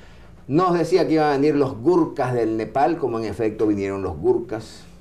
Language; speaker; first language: Spanish; native; Spanish